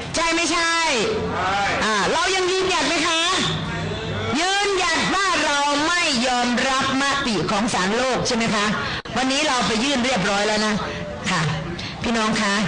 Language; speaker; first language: Thai; native; Thai